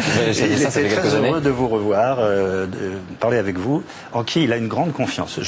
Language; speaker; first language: French; native; French